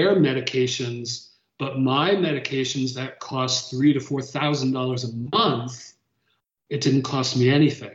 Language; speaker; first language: English; native; English